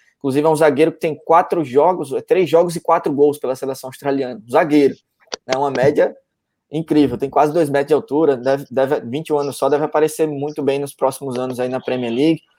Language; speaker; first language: Portuguese; native; Portuguese